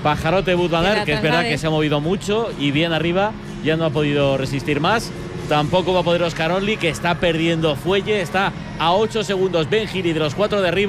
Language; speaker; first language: Spanish; native; Spanish